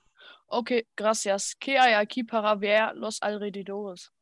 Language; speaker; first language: Spanish; non-native, learner; German